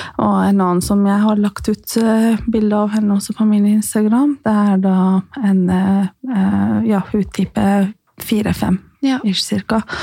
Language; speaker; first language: Norwegian; non-native, fluent; Persian